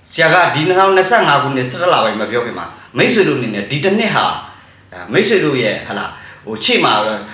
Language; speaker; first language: Burmese; native; Burmese